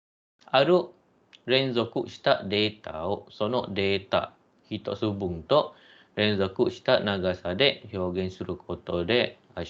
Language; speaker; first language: Japanese; non-native, fluent; Malay